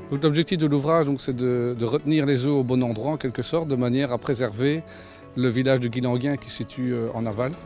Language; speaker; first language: French; native; French